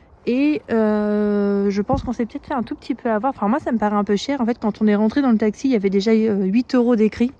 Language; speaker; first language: French; native; French